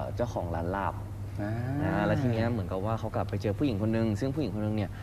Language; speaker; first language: Thai; native; Thai